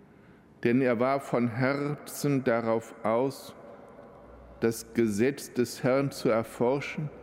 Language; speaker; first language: German; native; German